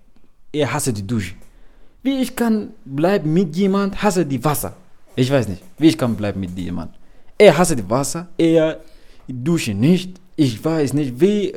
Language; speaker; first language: German; non-native, learner; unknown